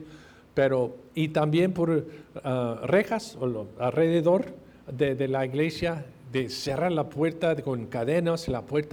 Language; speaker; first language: Spanish; non-native, fluent; English